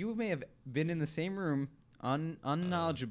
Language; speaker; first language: English; native; English